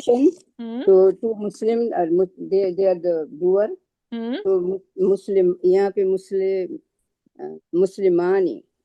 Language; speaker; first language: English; non-native, local second language; Urdu